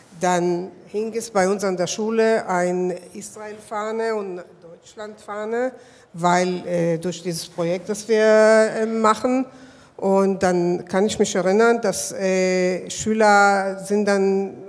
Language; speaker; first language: German; non-native, fluent; Hebrew